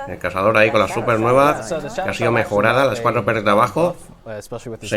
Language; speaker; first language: Spanish; native; Spanish